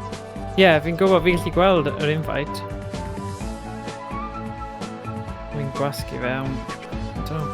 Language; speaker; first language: Welsh; native; Welsh